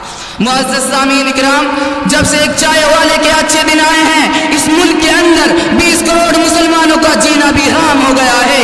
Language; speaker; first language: Urdu; native; Urdu